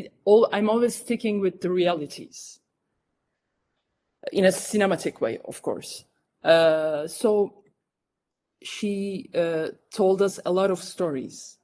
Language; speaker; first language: English; non-native, fluent; Turkish